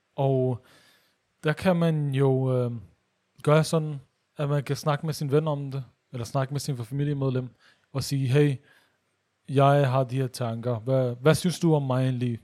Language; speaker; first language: Danish; early bilingual, other home language; Urdu